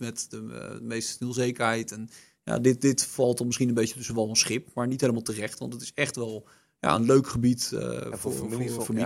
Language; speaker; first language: Dutch; native; Dutch